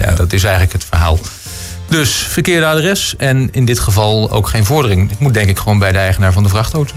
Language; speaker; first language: Dutch; native; Dutch